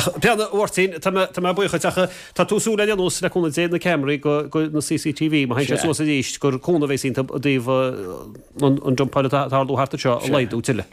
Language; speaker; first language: Irish; native; Irish